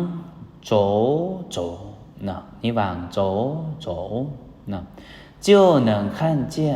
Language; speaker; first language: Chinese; non-native, fluent; Lao